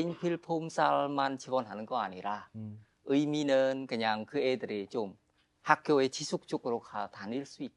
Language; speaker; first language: Korean; non-native, fluent; Khmer